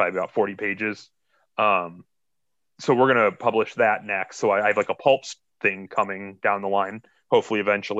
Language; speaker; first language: English; native; English